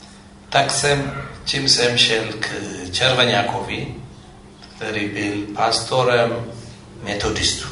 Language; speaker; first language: Czech; non-native, fluent; Amharic